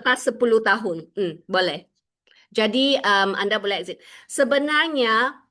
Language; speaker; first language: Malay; non-native, local second language; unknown